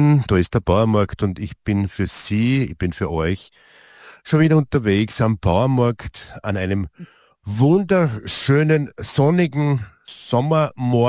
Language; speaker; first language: German; native; German